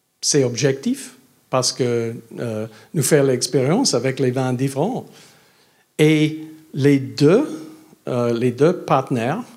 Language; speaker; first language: French; non-native, learner; English